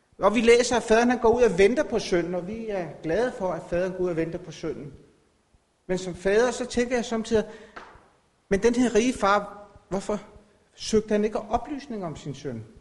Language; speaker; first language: Danish; native; Danish